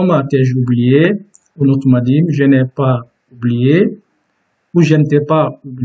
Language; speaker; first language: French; non-native, fluent; Turkish